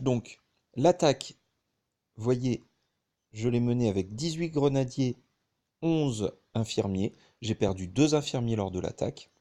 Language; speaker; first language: French; native; French